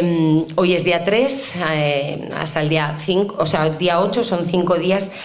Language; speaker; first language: Spanish; native; Spanish